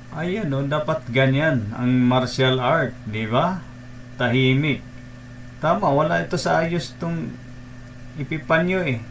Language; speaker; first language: Filipino; non-native, local second language; Cebuano